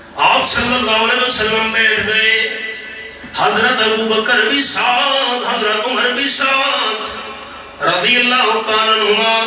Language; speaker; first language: Urdu; non-native, local second language; Pashto